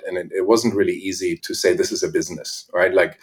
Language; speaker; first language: English; non-native, fluent; German